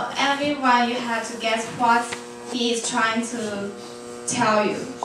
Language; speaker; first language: English; non-native, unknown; Chinese